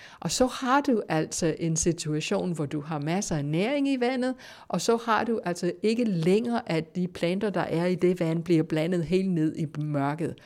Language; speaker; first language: Danish; non-native, fluent; English